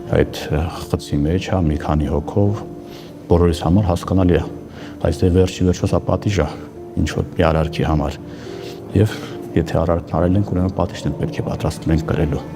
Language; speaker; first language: Armenian; native; Armenian